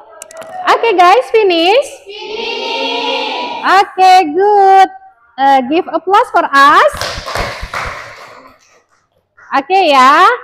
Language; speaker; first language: English; non-native, learner; Indonesian